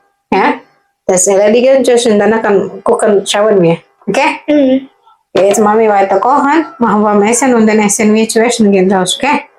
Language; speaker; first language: German; non-native, learner; Indonesian